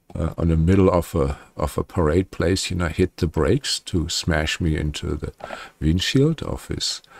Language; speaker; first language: English; non-native, fluent; German